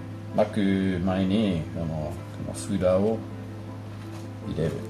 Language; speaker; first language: Japanese; non-native, learner; English